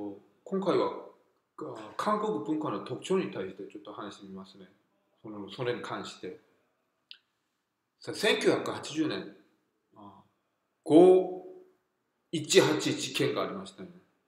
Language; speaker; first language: Japanese; non-native, fluent; Korean